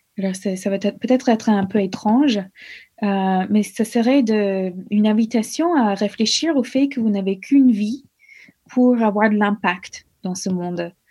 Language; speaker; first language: French; non-native, fluent; English